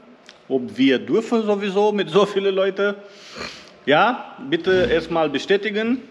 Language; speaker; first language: German; non-native, learner; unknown